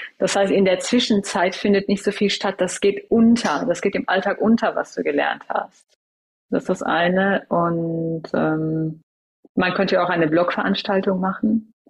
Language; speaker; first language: German; early bilingual, other home language; Persian